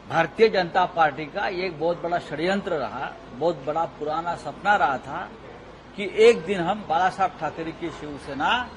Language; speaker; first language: Hindi; non-native, local second language; Marathi